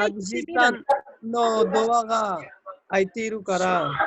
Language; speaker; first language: Japanese; non-native, learner; Hindi